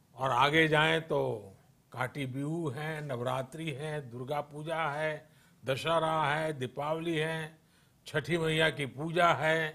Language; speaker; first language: Hindi; non-native, local second language; Gujarati